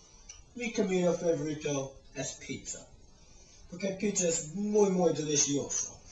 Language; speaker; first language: Spanish; non-native, learner; English